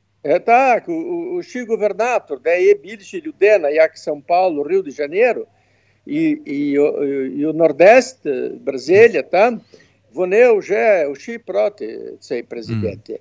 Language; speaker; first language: Ukrainian; early bilingual, heritage; Ukrainian